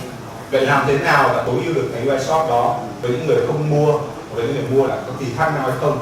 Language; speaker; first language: Vietnamese; native; Vietnamese